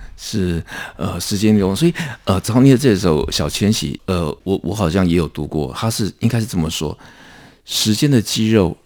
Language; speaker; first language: Chinese; native; Chinese